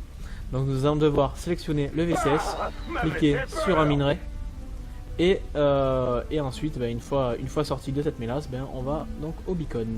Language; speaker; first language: French; native; French